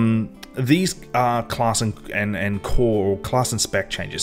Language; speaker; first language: English; native; English